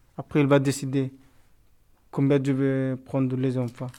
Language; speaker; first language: French; non-native, learner; Bangla